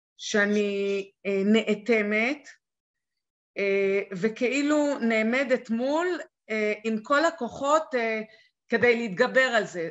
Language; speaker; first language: Hebrew; native; Hebrew